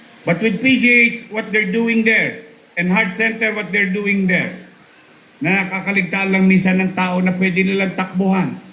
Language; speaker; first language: English; non-native, local second language; Filipino